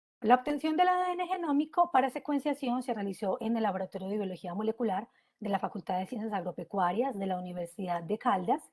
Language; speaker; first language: Spanish; native; Spanish